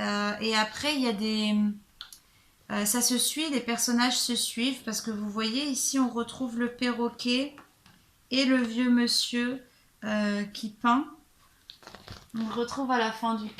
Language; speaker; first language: French; native; French